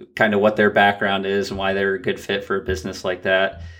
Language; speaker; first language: English; native; English